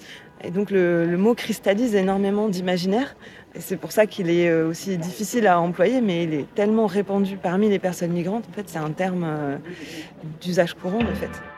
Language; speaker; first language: French; native; French